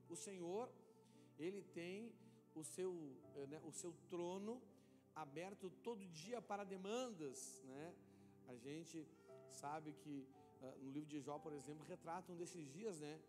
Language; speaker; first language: Portuguese; native; Portuguese